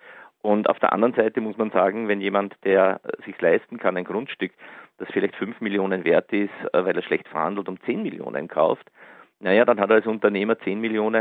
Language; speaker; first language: German; native; German